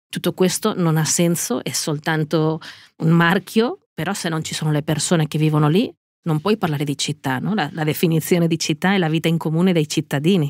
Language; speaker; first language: Italian; non-native, fluent; Catalan